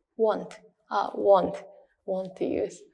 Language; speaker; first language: English; non-native, learner; Japanese